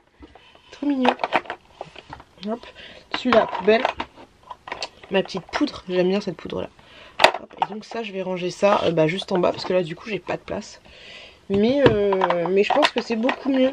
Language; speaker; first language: French; native; French